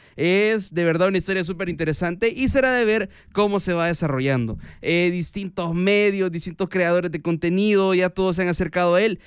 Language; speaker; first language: Spanish; native; Spanish